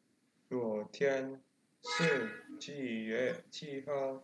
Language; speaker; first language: Chinese; non-native, learner; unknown